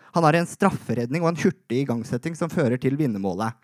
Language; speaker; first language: Norwegian; native; Norwegian